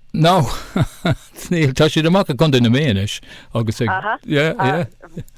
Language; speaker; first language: Irish; non-native, local second language; English